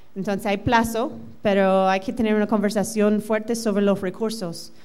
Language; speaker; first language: Spanish; non-native, fluent; English